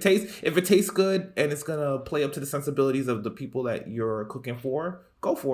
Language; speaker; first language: English; native; English